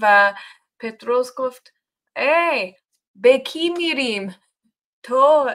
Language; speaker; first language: Persian; non-native, learner; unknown